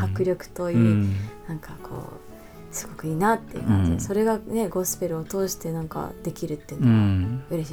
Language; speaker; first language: Japanese; native; Japanese